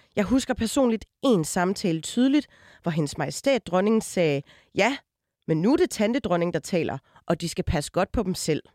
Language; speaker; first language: Danish; native; Danish